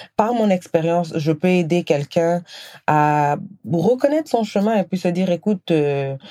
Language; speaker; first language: French; non-native, local second language; Wolof